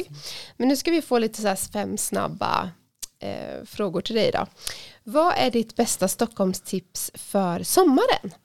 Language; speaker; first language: Swedish; native; Swedish